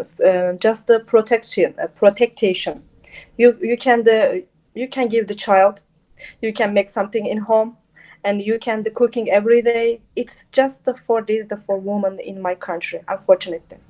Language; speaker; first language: English; non-native, local second language; Turkish